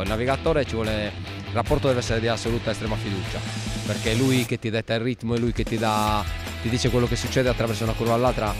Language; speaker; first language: Italian; native; Italian